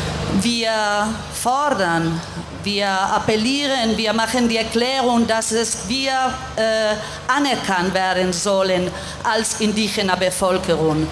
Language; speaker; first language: German; non-native, fluent; Spanish